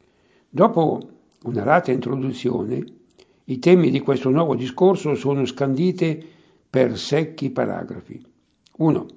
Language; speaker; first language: Italian; native; Italian